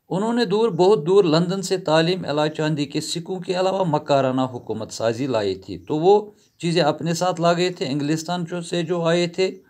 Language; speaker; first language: Urdu; non-native, local second language; Kashmiri